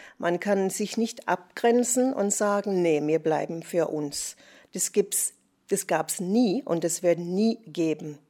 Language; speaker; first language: German; non-native, fluent; English